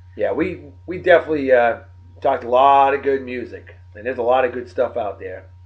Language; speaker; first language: English; native; English